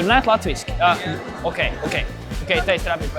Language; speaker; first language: Latvian; native; Latvian